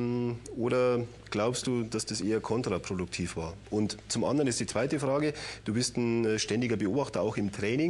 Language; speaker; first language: German; native; German